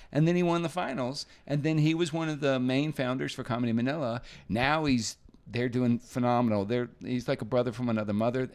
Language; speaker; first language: English; native; English